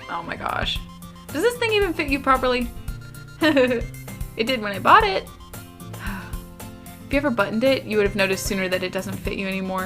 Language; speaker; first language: English; native; English